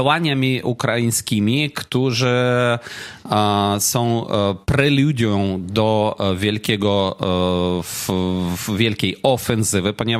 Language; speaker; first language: Polish; non-native, fluent; Ukrainian